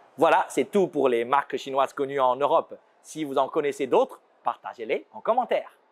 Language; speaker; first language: French; non-native, fluent; Chinese